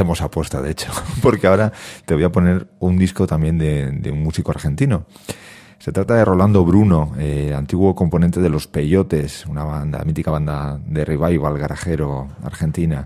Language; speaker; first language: Spanish; native; Spanish